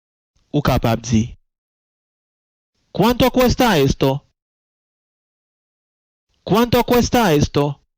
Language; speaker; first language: Spanish; non-native, fluent; Haitian Creole